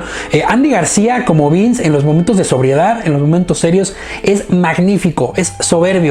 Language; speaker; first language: Spanish; native; Spanish